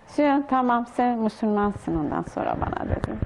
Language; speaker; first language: Turkish; non-native, learner; Russian